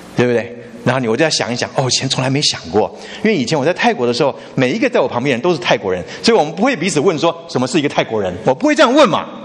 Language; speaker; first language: Chinese; native; Chinese